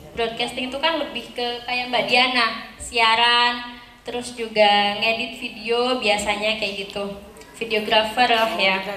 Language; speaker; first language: Indonesian; native; Indonesian